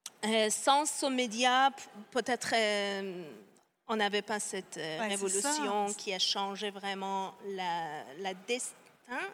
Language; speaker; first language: French; non-native, fluent; Persian